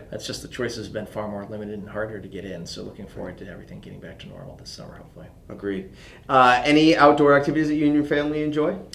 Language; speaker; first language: English; native; English